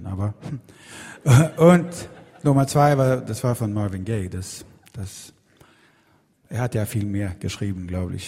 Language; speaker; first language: German; non-native, fluent; Swedish